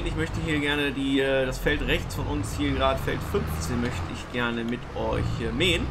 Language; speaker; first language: German; native; German